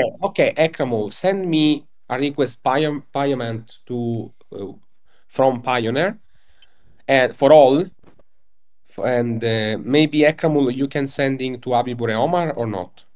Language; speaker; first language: English; non-native, learner; Italian